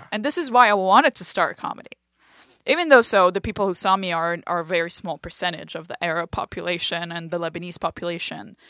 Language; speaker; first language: English; non-native, fluent; French